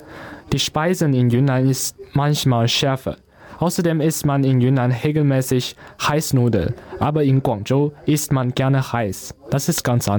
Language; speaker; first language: German; non-native, learner; Chinese